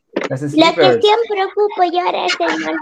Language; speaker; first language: Spanish; native; Spanish